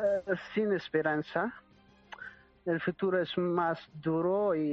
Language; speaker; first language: Spanish; non-native, learner; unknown